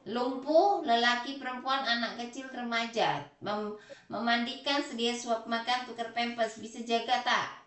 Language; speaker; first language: Indonesian; native; Indonesian